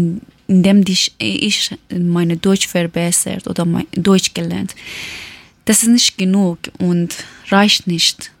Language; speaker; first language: German; non-native, learner; Persian